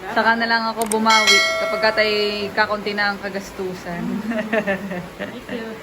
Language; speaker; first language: Filipino; native; Filipino